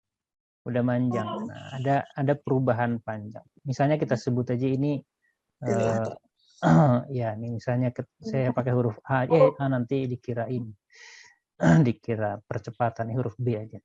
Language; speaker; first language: Indonesian; native; Indonesian